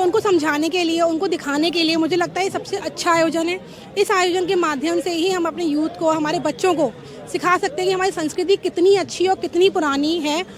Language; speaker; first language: Hindi; native; Hindi